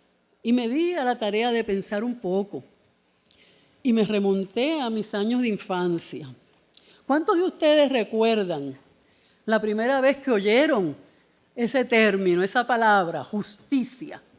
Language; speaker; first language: Spanish; native; Spanish